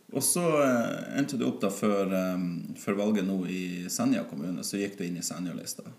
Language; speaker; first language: Norwegian; native; Norwegian